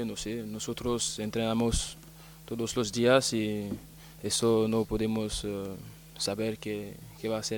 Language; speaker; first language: Spanish; non-native, learner; French